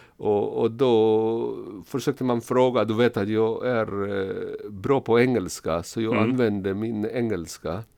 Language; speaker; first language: Swedish; non-native, fluent; Spanish